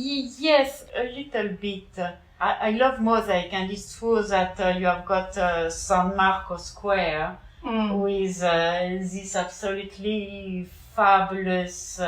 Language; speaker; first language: English; non-native, learner; French